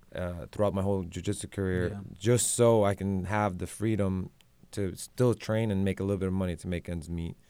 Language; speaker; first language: English; non-native, local second language; Filipino